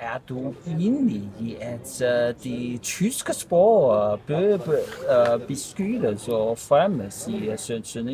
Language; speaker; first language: Danish; non-native, learner; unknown